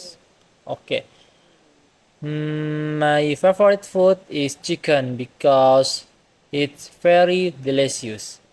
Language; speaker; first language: English; non-native, learner; Indonesian